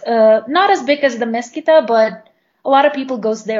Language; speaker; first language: English; non-native, fluent; Indonesian